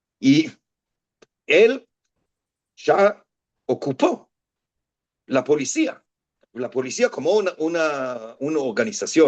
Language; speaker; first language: Spanish; non-native, fluent; Hebrew